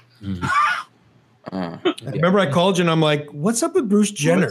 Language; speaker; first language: English; native; English